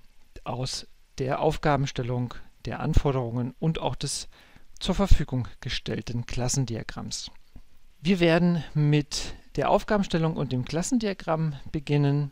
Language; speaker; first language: German; native; German